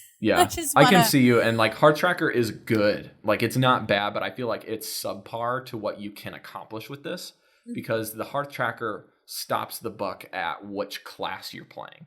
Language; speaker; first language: English; native; English